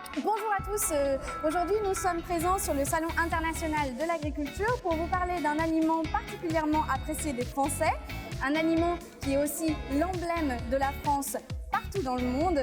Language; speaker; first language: French; native; French